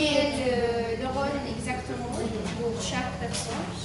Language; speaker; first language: French; non-native, learner; Arabic